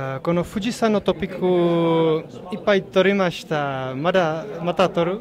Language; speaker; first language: Japanese; non-native, learner; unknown